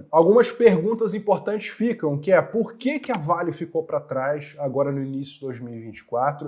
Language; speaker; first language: Portuguese; native; Portuguese